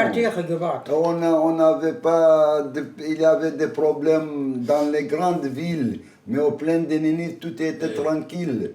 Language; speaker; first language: French; non-native, fluent; Arabic